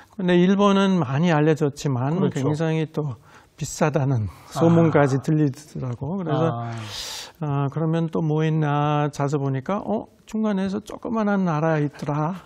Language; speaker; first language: Korean; non-native, fluent; German